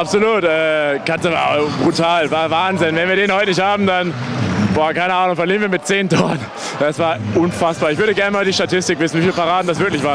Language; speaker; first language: German; native; German